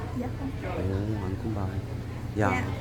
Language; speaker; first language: Vietnamese; non-native, learner; Korean